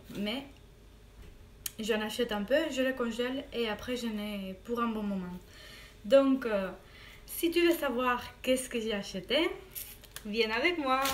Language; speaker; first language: French; non-native, fluent; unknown